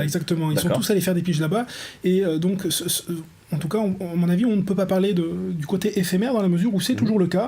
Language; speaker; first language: French; native; French